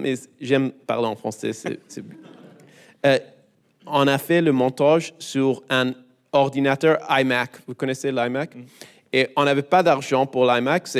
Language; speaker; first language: French; non-native, learner; English